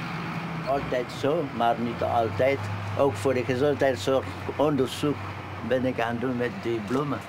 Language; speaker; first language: Dutch; non-native, learner; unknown